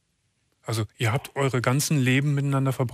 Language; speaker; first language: German; native; German